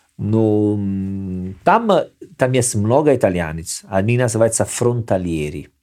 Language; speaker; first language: Russian; non-native, learner; Italian